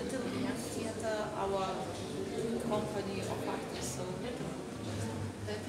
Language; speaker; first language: English; non-native, learner; Lithuanian